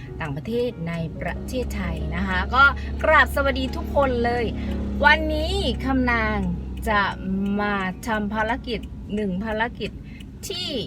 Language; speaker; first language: Thai; native; Thai